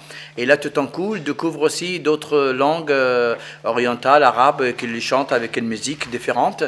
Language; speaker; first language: French; non-native, fluent; Arabic